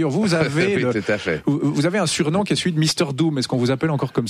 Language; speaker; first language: French; native; French